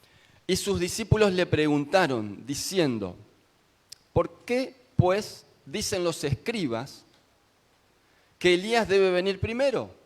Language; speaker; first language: Spanish; native; Spanish